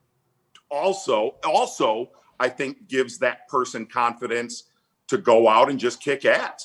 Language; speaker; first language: English; native; English